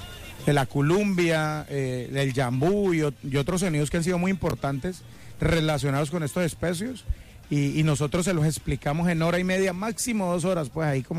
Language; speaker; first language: Spanish; native; Spanish